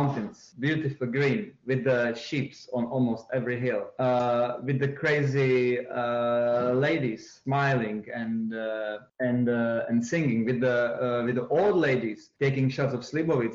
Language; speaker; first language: English; non-native, fluent; Czech